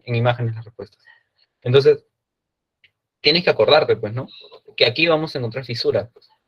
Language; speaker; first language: Spanish; native; Spanish